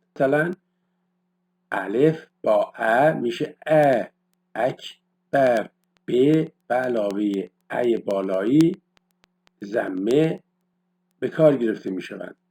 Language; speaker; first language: Persian; non-native, local second language; Azerbaijani